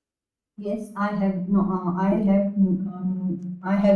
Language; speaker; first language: English; non-native, learner; Hindi